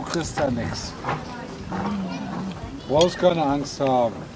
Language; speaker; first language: German; native; German